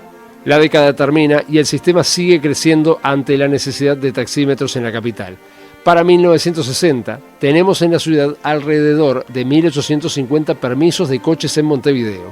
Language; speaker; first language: Spanish; native; Spanish